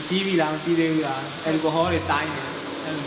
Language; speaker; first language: Burmese; native; Burmese